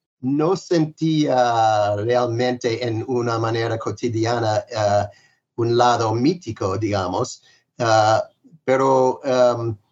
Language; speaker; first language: Spanish; non-native, fluent; English